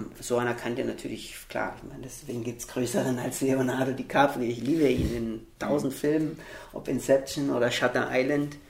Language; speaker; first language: German; early bilingual, heritage; German